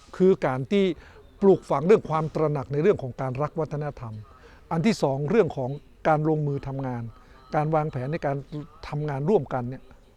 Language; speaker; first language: Thai; native; Thai